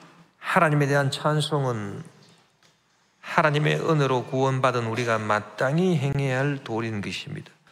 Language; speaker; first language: Korean; native; Korean